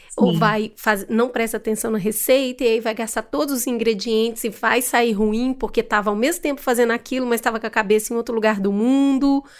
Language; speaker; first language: Portuguese; native; Portuguese